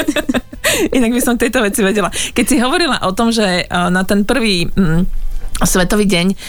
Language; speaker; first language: Slovak; native; Slovak